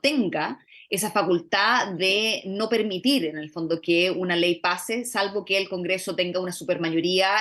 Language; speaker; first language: Spanish; native; Spanish